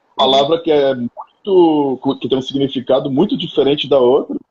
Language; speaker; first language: Portuguese; native; Portuguese